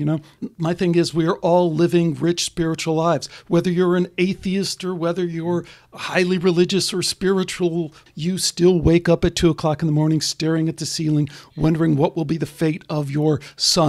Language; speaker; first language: English; native; English